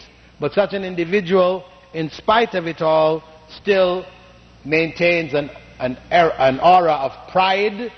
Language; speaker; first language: English; non-native, fluent; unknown